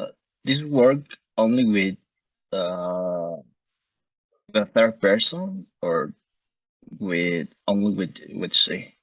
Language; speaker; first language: English; non-native, learner; Spanish